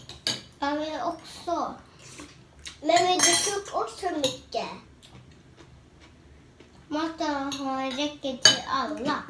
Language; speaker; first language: Swedish; early bilingual, other home language; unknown